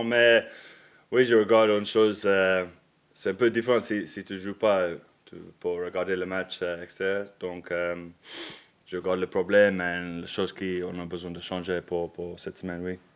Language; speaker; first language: French; non-native, learner; English